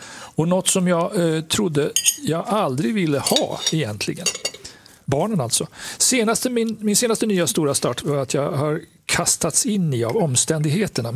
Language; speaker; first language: Swedish; native; Swedish